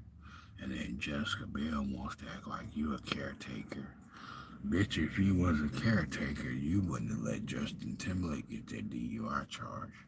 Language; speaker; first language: English; native; English